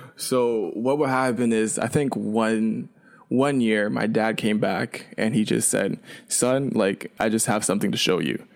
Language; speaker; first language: English; early bilingual, other home language; Chinese